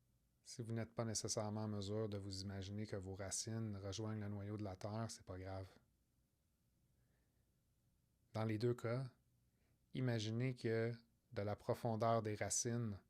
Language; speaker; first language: French; native; French